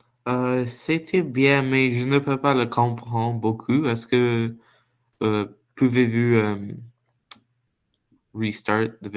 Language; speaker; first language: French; non-native, learner; English